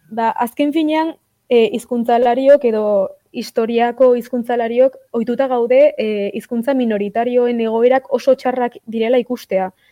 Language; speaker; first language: Basque; native; Basque